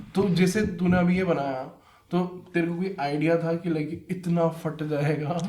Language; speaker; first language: Hindi; native; Hindi